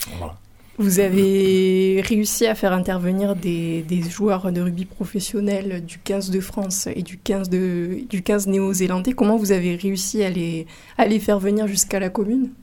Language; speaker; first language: French; native; French